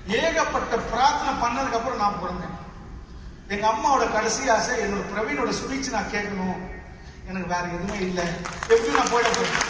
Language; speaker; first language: Tamil; non-native, local second language; Gujarati